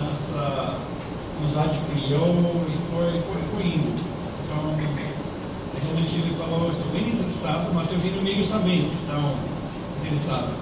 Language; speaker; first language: Portuguese; non-native, fluent; English